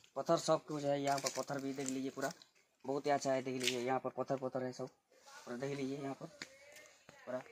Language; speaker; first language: Hindi; non-native, local second language; Odia